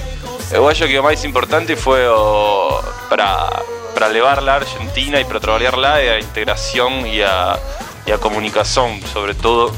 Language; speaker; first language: Portuguese; non-native, fluent; Spanish